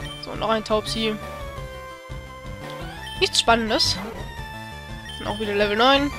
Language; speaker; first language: German; native; German